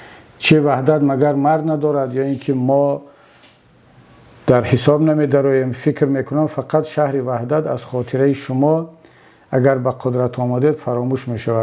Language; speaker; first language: Persian; native; Persian